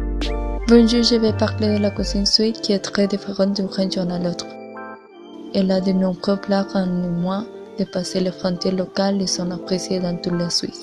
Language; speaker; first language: French; non-native, learner; Spanish